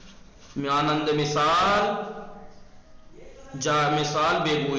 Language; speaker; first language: Persian; non-native, fluent; Urdu